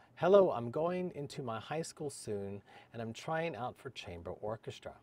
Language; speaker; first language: English; native; English